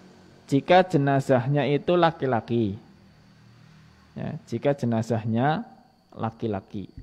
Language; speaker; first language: Indonesian; non-native, local second language; Javanese